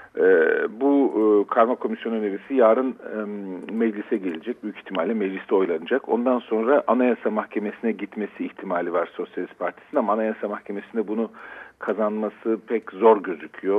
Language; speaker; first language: Turkish; native; Turkish